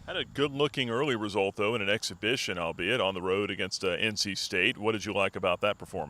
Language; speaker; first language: English; native; English